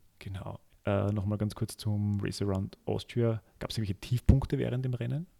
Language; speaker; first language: German; native; German